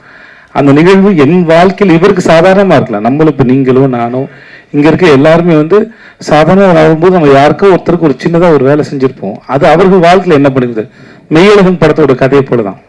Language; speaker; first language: Tamil; native; Tamil